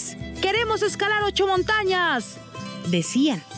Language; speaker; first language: Spanish; native; Spanish